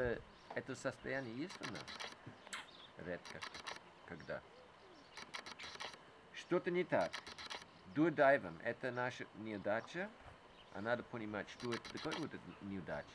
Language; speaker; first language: Russian; non-native, fluent; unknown